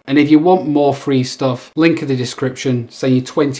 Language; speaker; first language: English; native; English